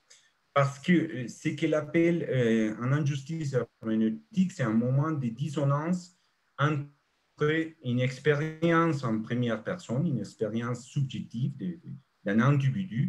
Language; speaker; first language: French; non-native, fluent; Spanish